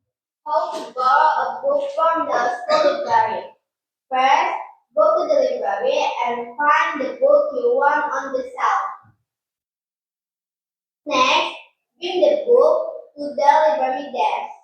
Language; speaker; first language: English; non-native, learner; Indonesian